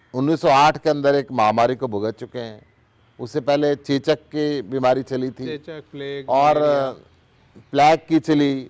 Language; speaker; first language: Hindi; native; Hindi